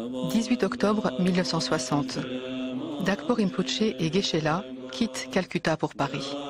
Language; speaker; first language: French; native; French